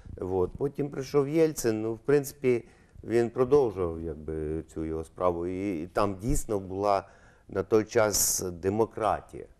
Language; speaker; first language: Ukrainian; native; Ukrainian